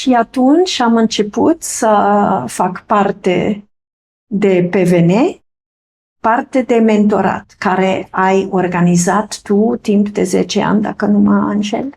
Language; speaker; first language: Romanian; non-native, fluent; German